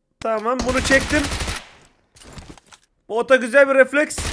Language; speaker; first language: Turkish; native; Turkish